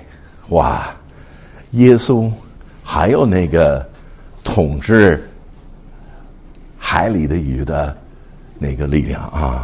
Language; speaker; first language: Chinese; non-native, fluent; English